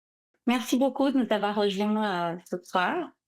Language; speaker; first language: French; non-native, fluent; Portuguese